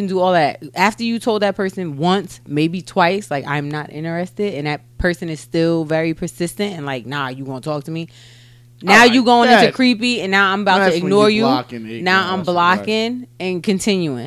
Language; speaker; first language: English; native; English